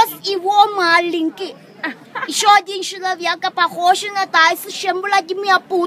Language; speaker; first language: Russian; non-native, learner; Thai